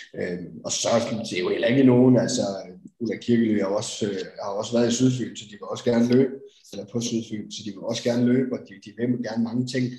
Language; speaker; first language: Danish; native; Danish